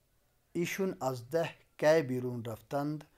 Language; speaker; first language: Persian; non-native, local second language; Urdu